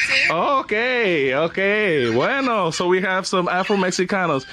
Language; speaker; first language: English; native; English